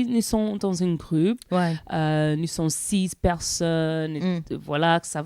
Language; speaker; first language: French; non-native, learner; English